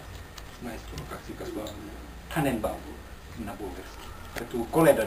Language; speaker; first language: Bulgarian; non-native, learner; Finnish